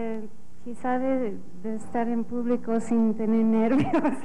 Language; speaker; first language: Spanish; non-native, fluent; English